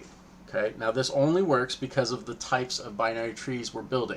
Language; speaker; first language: English; native; English